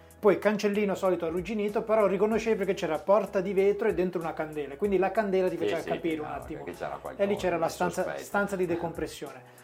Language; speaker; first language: Italian; native; Italian